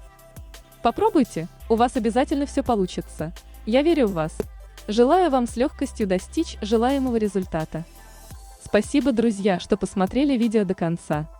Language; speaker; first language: Russian; native; Russian